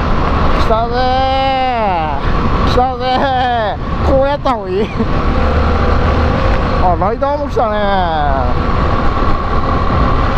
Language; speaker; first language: Japanese; native; Japanese